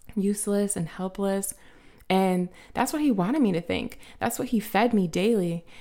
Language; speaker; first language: English; native; English